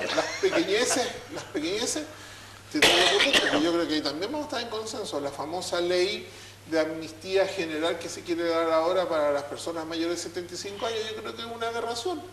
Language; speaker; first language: Spanish; native; Spanish